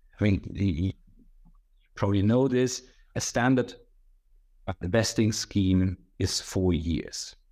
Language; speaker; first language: English; non-native, fluent; German